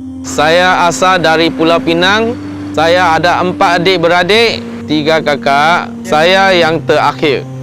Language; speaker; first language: Indonesian; non-native, local second language; Chinese